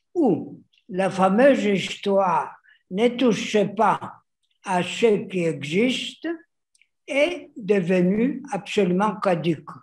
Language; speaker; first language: French; non-native, fluent; Greek